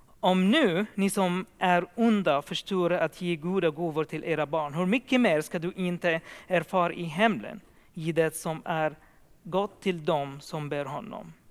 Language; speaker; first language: Swedish; non-native, fluent; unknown